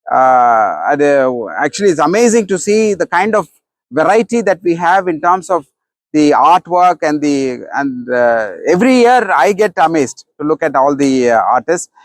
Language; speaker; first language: English; non-native, local second language; Tamil